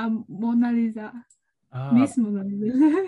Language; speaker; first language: English; non-native, learner; Vietnamese